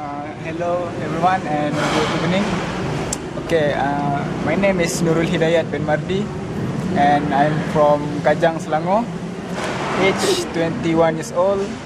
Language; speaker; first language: English; non-native, local second language; Malay